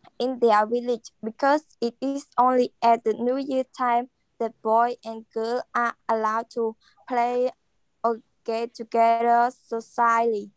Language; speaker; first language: English; non-native, learner; Khmer